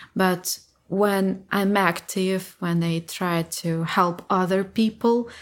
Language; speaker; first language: English; non-native, fluent; Ukrainian